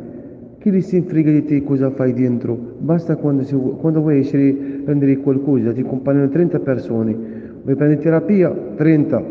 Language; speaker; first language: Italian; non-native, fluent; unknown